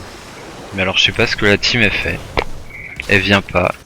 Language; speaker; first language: French; native; French